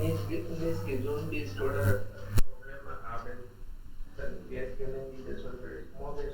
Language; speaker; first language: German; non-native, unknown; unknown